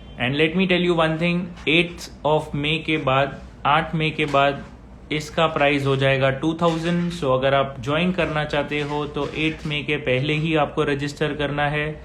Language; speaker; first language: Hindi; native; Hindi